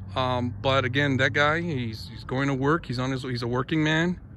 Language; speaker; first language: English; early bilingual, other home language; Spanish